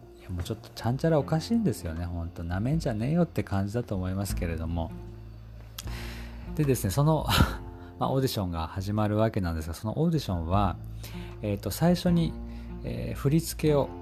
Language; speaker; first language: Japanese; native; Japanese